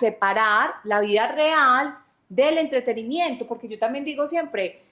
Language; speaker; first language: Spanish; native; Spanish